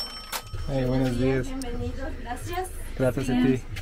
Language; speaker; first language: Spanish; non-native, learner; German